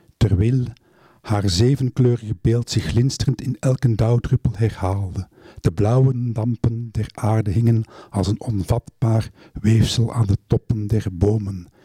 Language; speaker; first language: Dutch; native; Dutch